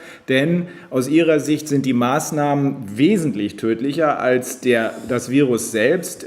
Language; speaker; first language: German; native; German